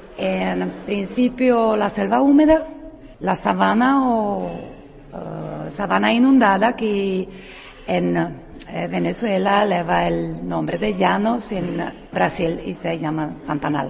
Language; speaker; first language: Spanish; non-native, fluent; Czech